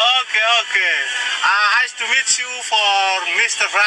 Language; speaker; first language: English; non-native, learner; Indonesian